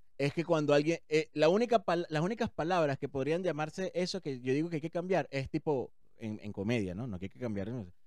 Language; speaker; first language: Spanish; native; Spanish